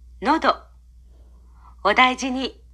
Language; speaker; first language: Japanese; non-native, fluent; Indonesian